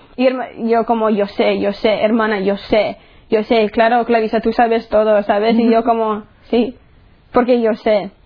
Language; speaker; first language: Spanish; early bilingual, heritage; English